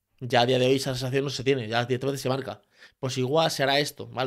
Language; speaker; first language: Spanish; native; Spanish